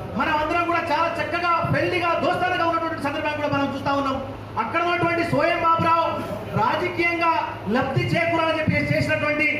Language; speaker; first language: Telugu; non-native, local second language; Lambadi